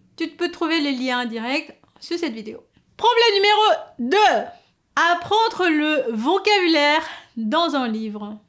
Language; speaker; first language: French; non-native, fluent; Korean